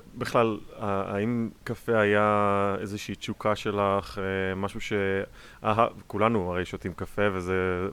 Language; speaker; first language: Hebrew; native; Hebrew